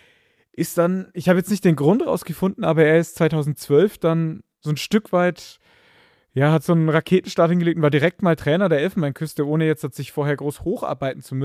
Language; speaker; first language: German; native; German